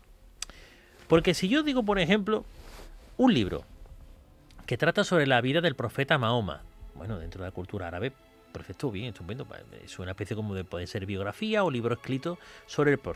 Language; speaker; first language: Spanish; native; Spanish